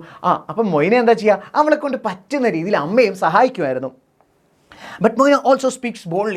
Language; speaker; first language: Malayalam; native; Malayalam